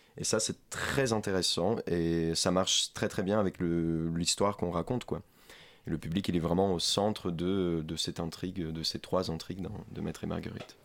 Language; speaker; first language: French; non-native, fluent; Ukrainian